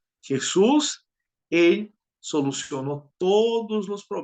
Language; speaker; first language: Portuguese; non-native, learner; Spanish